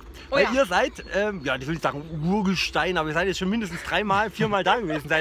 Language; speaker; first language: German; native; German